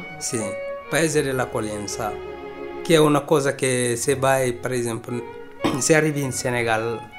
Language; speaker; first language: Italian; non-native, learner; Wolof